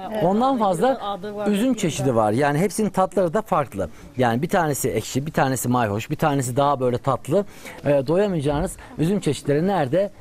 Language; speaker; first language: Turkish; native; Turkish